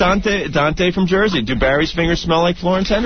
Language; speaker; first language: English; native; English